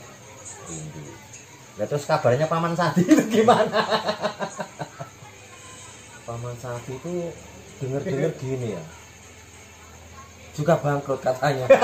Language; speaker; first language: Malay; non-native, local second language; Javanese